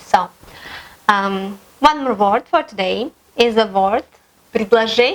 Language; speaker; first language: English; non-native, fluent; Russian